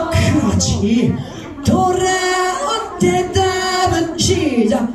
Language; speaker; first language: Korean; native; Korean